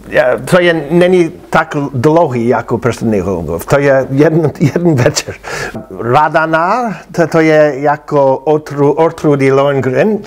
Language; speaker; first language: Czech; non-native, learner; English